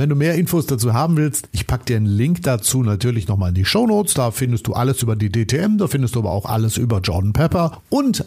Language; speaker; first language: German; native; German